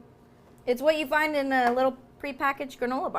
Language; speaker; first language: English; native; English